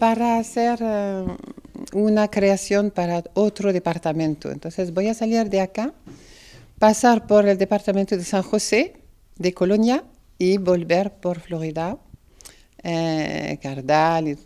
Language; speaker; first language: Spanish; non-native, fluent; French